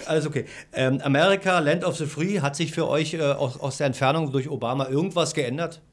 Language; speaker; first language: German; native; German